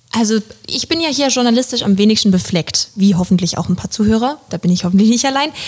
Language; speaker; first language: German; native; German